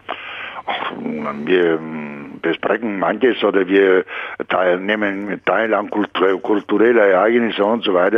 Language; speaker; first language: German; non-native, fluent; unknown